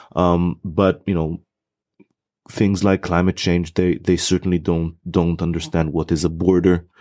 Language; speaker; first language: English; non-native, fluent; Hebrew